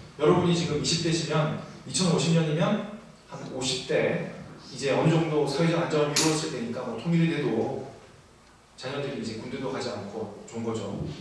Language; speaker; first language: Korean; native; Korean